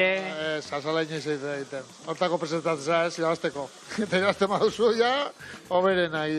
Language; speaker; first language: Basque; non-native, local second language; Spanish